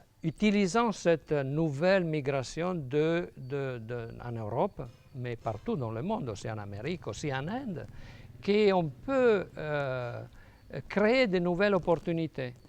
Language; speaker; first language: French; non-native, fluent; Italian